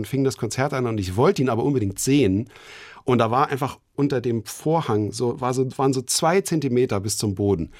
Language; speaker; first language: German; native; German